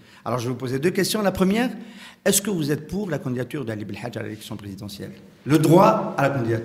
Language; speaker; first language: French; non-native, local second language; Arabic